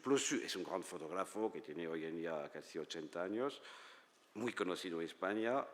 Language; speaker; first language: Spanish; non-native, fluent; French